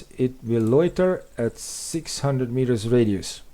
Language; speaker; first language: English; non-native, fluent; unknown